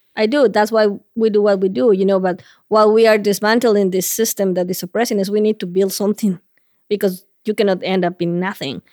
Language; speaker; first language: English; non-native, fluent; Spanish